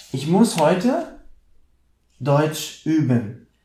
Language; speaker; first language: German; non-native, fluent; English